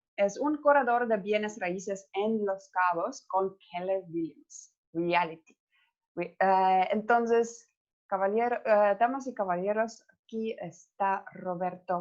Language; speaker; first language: Spanish; non-native, fluent; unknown